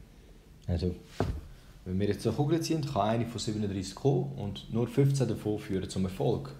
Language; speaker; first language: German; early bilingual, other home language; Albanian